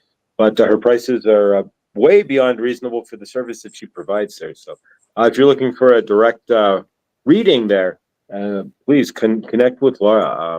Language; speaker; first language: English; native; English